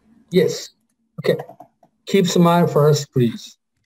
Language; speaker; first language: English; non-native, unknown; Japanese